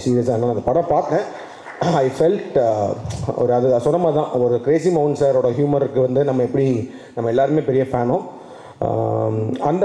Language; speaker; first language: Tamil; native; Tamil